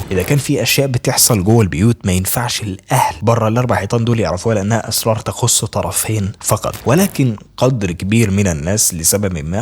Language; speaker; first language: Arabic; native; Arabic